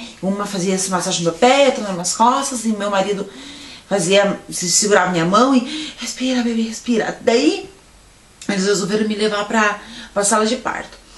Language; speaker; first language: Portuguese; native; Portuguese